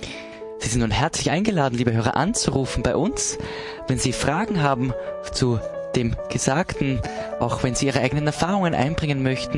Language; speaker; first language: German; native; German